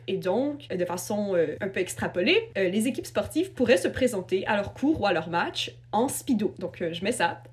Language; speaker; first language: French; early bilingual, other home language; Russian